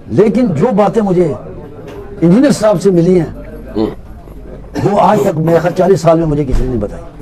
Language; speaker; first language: Urdu; non-native, local second language; Punjabi